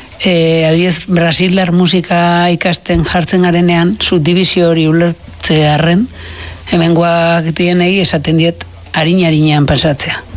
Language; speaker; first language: Basque; native; Basque